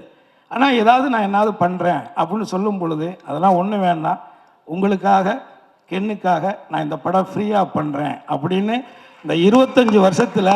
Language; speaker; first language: Tamil; native; Tamil